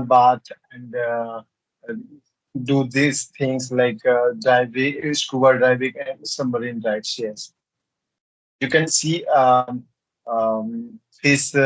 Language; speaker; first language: English; non-native, learner; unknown